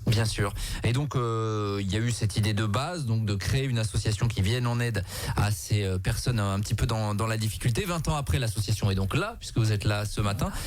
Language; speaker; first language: French; native; French